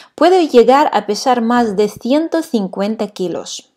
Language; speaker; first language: Spanish; non-native, fluent; Russian